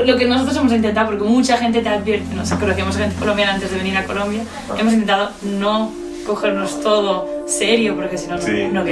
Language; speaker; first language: Spanish; native; Spanish